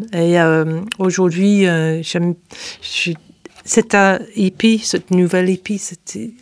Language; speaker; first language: French; non-native, fluent; English